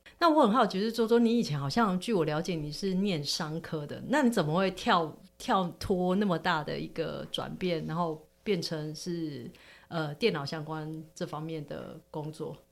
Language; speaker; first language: Chinese; native; Chinese